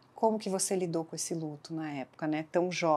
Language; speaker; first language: Portuguese; native; Portuguese